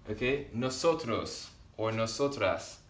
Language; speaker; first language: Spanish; non-native, fluent; English